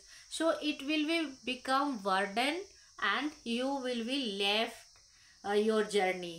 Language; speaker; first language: English; non-native, local second language; Hindi